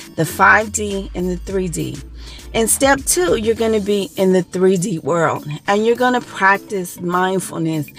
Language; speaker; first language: English; native; English